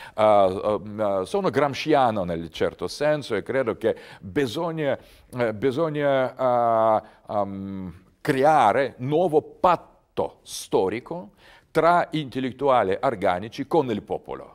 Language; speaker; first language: Italian; non-native, learner; Russian